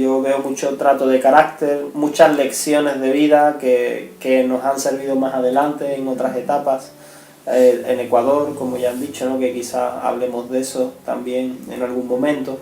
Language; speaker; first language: Spanish; native; Spanish